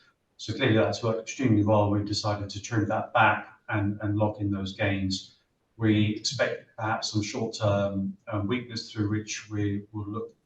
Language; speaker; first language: English; native; English